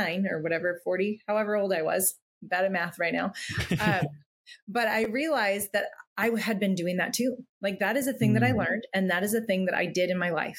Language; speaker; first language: English; native; English